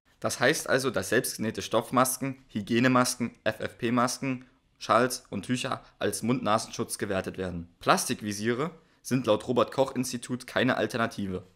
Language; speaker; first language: German; native; German